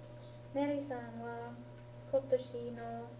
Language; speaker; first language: Japanese; non-native, learner; English